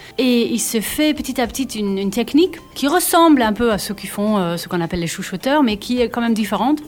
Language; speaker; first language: French; non-native, fluent; German